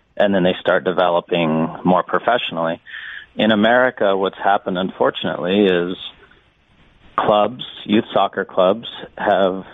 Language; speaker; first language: English; native; English